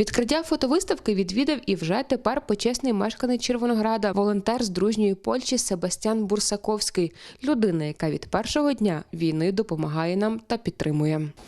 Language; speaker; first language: Ukrainian; native; Ukrainian